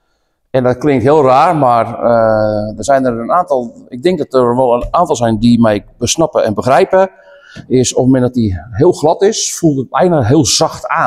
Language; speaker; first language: Dutch; native; Dutch